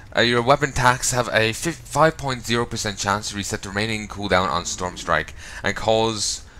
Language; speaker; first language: English; native; English